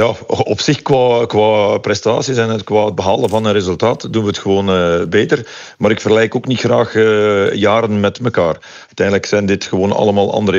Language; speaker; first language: Dutch; native; Dutch